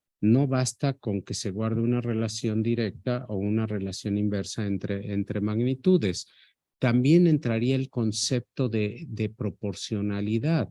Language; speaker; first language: Spanish; native; Spanish